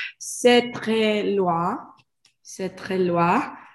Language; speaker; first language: French; non-native, learner; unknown